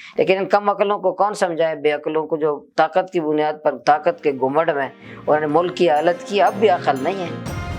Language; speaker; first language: Urdu; non-native, local second language; Baluchi